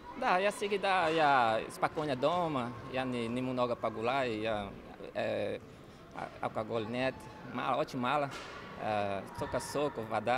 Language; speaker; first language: Russian; non-native, learner; Portuguese